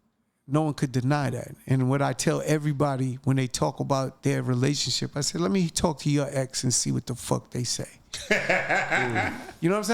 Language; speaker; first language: English; native; English